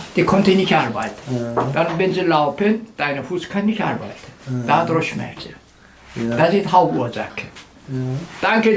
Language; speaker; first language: German; non-native, learner; Korean